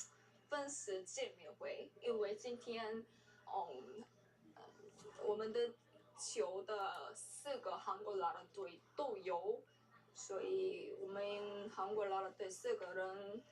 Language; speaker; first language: Chinese; non-native, learner; Korean